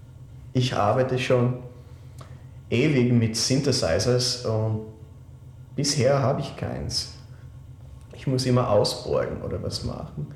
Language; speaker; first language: German; non-native, fluent; English